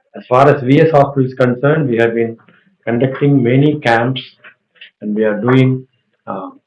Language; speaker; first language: English; non-native, local second language; Tamil